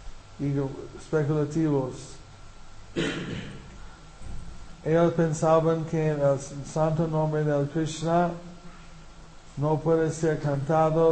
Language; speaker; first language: Spanish; non-native, fluent; English